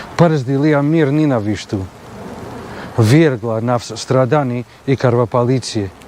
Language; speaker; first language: Russian; non-native, learner; English